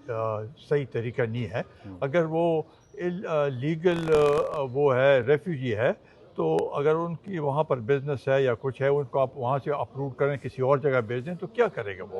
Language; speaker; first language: Urdu; non-native, local second language; Pashto